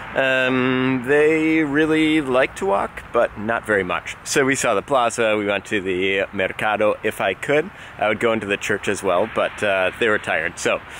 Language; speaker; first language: English; native; English